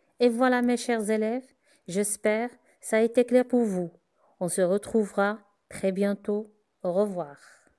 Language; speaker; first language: French; non-native, local second language; Arabic